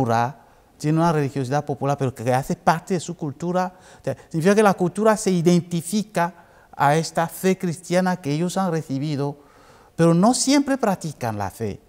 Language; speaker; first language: Spanish; non-native, fluent; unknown